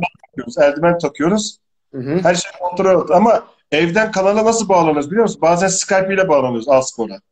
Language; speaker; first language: Turkish; native; Turkish